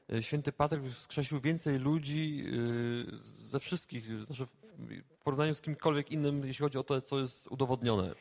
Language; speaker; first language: Polish; native; Polish